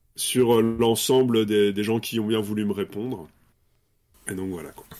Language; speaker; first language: French; native; French